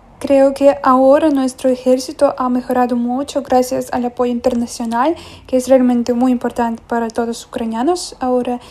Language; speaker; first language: Spanish; non-native, fluent; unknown